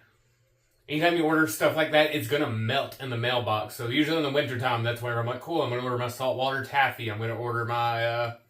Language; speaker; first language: English; native; English